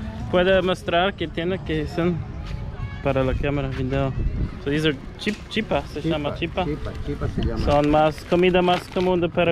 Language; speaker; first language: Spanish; non-native, learner; English